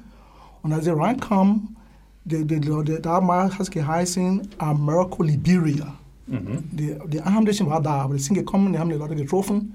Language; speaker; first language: German; non-native, learner; English